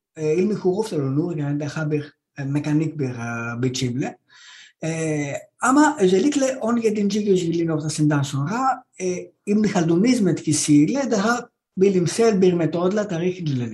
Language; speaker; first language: Turkish; non-native, learner; Greek